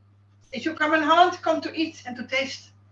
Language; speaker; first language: English; non-native, learner; Dutch